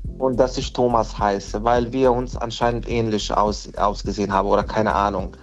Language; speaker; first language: German; non-native, fluent; Bosnian